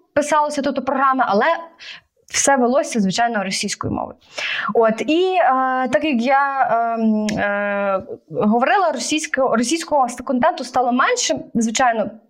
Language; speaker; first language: Ukrainian; native; Ukrainian